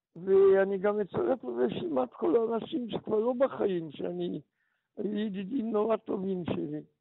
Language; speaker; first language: Hebrew; early bilingual, other home language; Polish